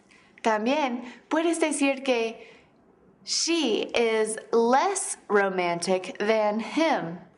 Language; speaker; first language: Spanish; non-native, fluent; English